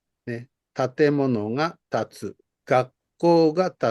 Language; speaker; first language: Japanese; non-native, fluent; Indonesian